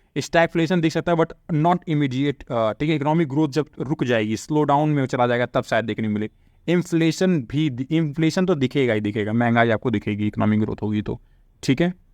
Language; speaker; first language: Hindi; native; Hindi